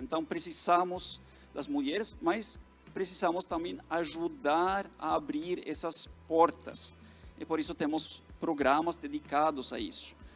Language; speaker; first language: Portuguese; non-native, fluent; Norwegian